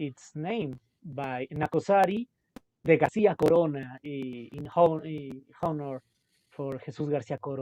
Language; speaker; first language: English; non-native, local second language; Spanish